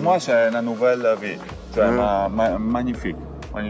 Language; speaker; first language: French; non-native, learner; Italian